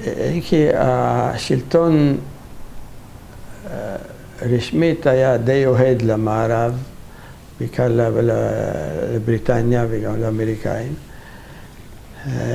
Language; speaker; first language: Hebrew; non-native, fluent; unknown